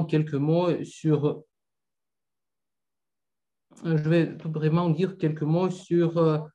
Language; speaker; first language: French; non-native, fluent; Russian